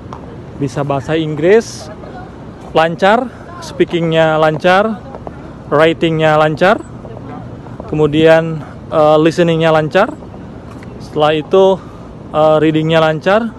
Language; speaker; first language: Indonesian; non-native, local second language; Sundanese